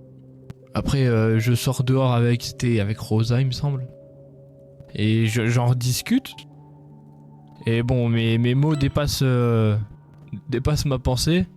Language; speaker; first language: French; native; French